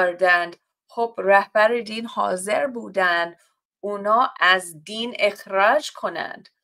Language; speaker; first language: Persian; non-native, fluent; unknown